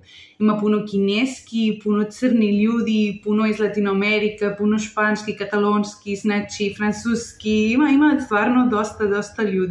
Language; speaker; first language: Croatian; non-native, learner; Spanish